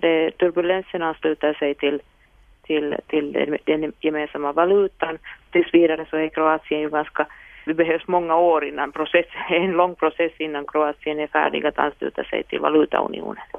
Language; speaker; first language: Swedish; non-native, local second language; Finnish